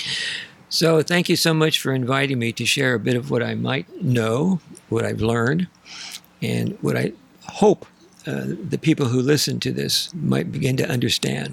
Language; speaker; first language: English; native; English